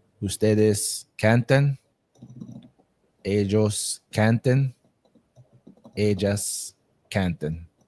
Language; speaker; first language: Spanish; non-native, learner; English